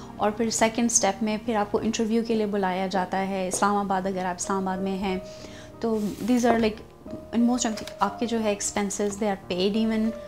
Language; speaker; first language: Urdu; non-native, local second language; Baluchi